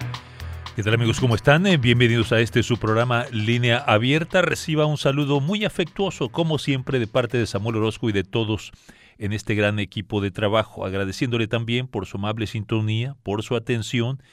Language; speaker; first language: Spanish; native; Spanish